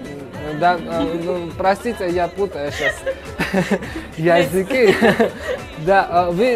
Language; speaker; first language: Russian; non-native, fluent; Georgian